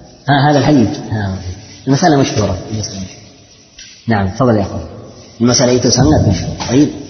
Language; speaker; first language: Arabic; non-native, fluent; Malay